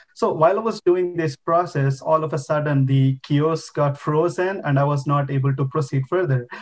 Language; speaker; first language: English; non-native, local second language; Telugu